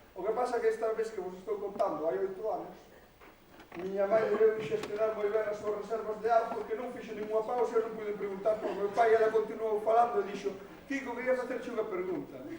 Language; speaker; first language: Galician; native; Galician